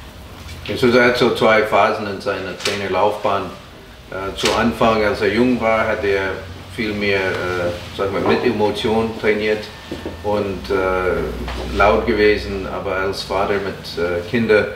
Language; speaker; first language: German; non-native, fluent; English